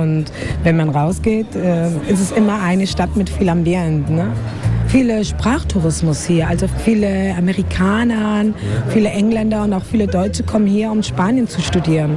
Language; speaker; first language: German; non-native, fluent; Spanish